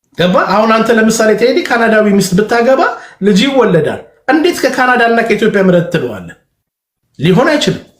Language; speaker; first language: Amharic; native; Amharic